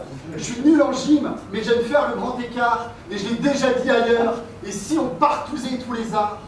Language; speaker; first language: French; native; French